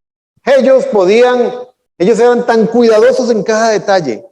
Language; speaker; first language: Spanish; native; Spanish